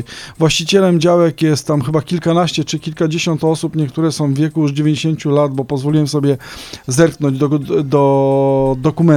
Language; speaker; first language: Polish; native; Polish